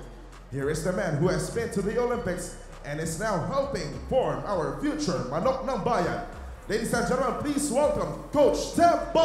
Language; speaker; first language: English; non-native, local second language; Filipino